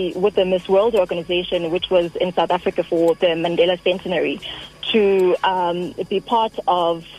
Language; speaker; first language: English; non-native, local second language; Xhosa